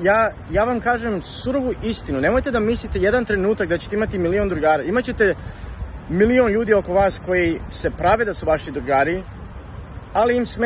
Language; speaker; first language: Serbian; early bilingual, heritage; Serbian